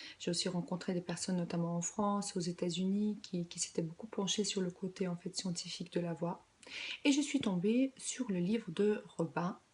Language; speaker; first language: French; non-native, fluent; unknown